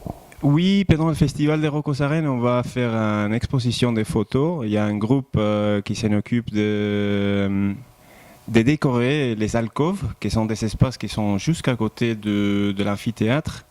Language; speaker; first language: French; non-native, fluent; Spanish